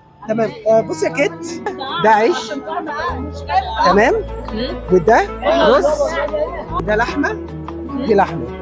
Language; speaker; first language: Arabic; native; Arabic